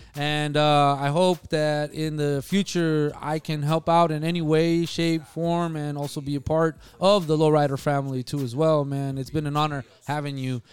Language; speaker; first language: English; native; English